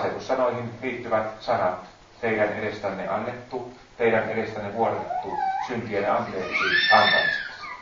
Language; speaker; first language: Finnish; native; Finnish